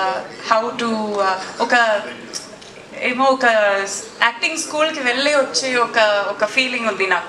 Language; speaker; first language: Telugu; non-native, local second language; Malayalam